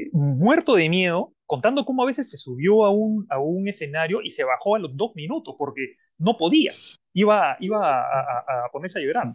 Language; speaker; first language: Spanish; native; Spanish